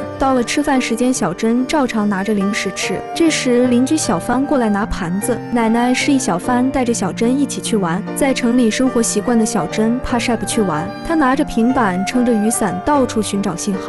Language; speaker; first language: Chinese; native; Chinese